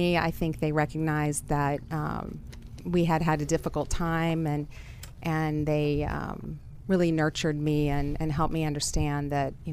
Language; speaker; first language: English; early bilingual, other home language; German